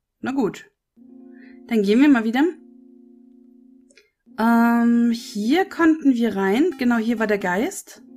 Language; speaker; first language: German; native; German